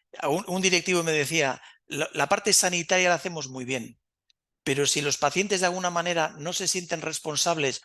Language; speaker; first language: Spanish; native; Spanish